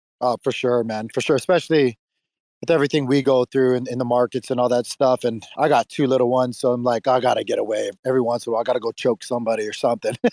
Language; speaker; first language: English; native; English